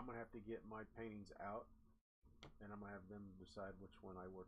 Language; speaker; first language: English; native; English